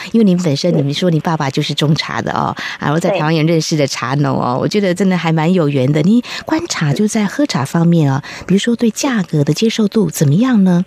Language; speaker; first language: Chinese; native; Chinese